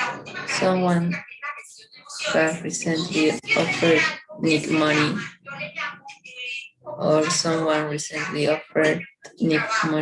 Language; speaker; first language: English; non-native, learner; Spanish